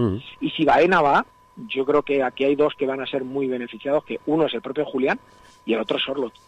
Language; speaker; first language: Spanish; native; Spanish